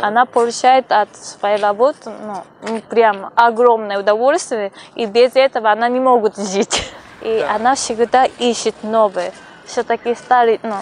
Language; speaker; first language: Russian; non-native, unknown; Japanese